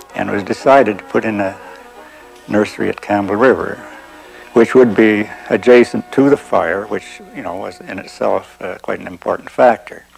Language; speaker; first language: English; native; English